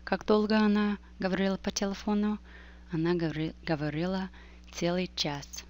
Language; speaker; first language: Russian; non-native, fluent; English